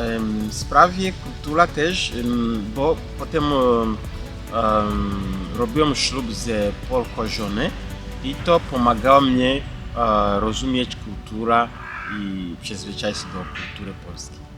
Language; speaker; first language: Polish; non-native, learner; Kinyarwanda